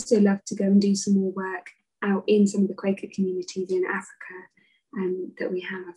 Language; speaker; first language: English; native; English